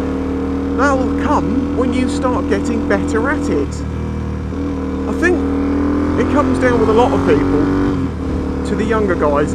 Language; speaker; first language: English; native; English